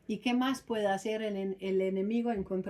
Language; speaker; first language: Spanish; non-native, fluent; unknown